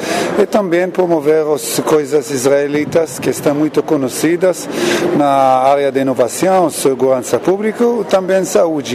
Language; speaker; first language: Portuguese; non-native, learner; Hebrew